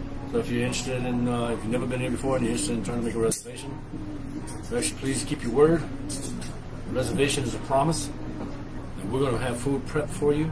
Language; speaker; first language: English; native; English